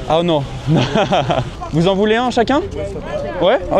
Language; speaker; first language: French; native; French